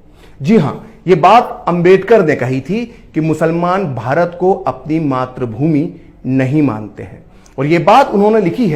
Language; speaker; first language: Hindi; native; Hindi